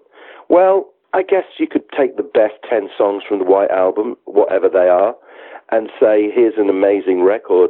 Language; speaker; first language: English; native; English